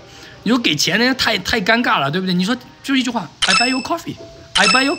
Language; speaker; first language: Chinese; native; Chinese